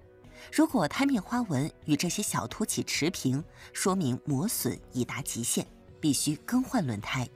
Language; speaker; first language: Chinese; native; Chinese